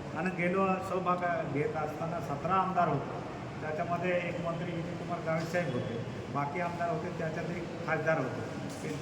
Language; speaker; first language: Marathi; non-native, local second language; Bhili